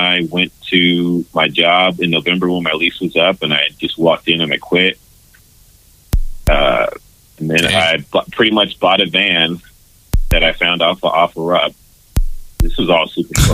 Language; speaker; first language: English; native; English